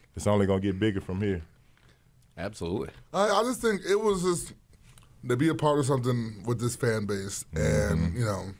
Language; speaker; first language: English; native; English